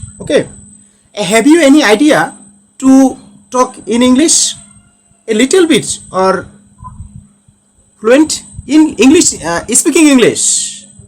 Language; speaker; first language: English; non-native, learner; Bangla